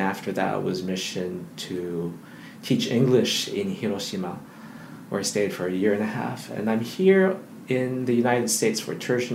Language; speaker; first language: English; non-native, local second language; Filipino